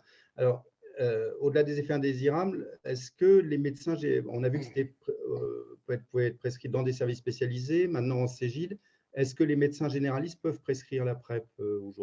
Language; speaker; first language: French; native; French